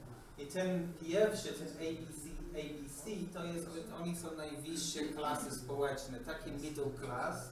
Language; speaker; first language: Polish; non-native, learner; English